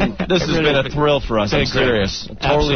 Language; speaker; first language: English; native; English